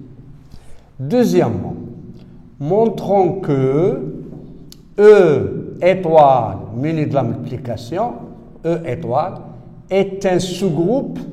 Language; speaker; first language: French; non-native, local second language; Arabic